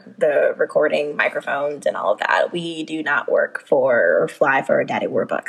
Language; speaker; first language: English; native; English